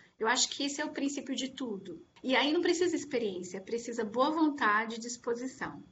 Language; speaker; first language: Portuguese; native; Portuguese